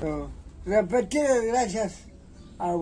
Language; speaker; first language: Spanish; non-native, local second language; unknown